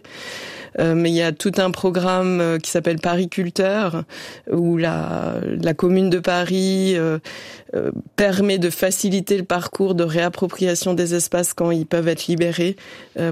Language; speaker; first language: French; native; French